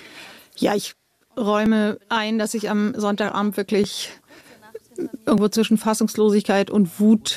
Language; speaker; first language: German; native; German